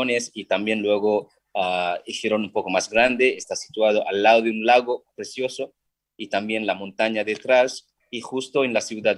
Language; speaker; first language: Spanish; non-native, fluent; Sinhala